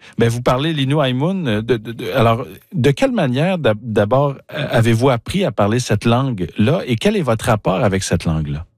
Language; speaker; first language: French; native; French